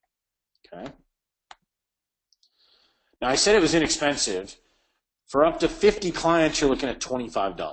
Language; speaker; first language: English; native; English